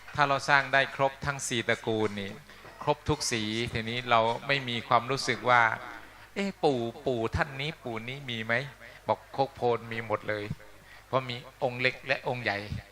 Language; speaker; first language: Thai; non-native, local second language; Northeastern Thai